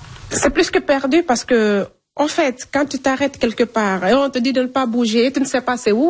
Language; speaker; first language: French; non-native, fluent; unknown